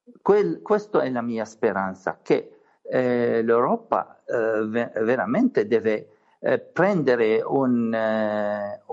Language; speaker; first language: Italian; non-native, fluent; Arabic